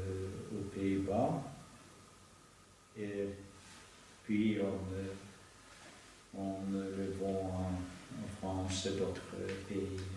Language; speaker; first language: French; non-native, learner; Norwegian